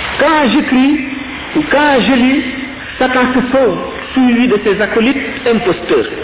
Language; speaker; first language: French; non-native, local second language; Wolof